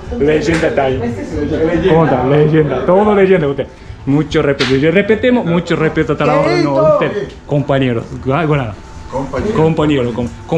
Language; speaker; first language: Spanish; non-native, learner; Japanese